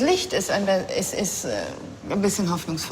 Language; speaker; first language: German; native; German